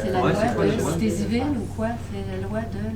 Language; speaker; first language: French; native; French